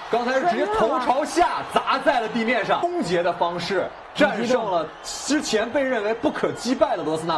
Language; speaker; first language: Chinese; native; Chinese